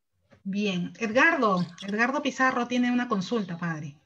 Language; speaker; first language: Spanish; native; Spanish